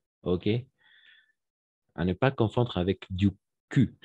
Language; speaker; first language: French; non-native, fluent; Spanish